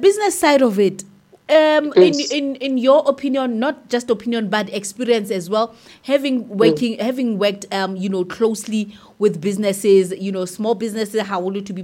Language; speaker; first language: English; non-native, local second language; Southern Sotho